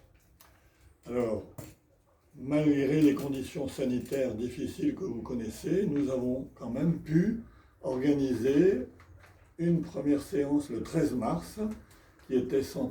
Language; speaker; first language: French; native; French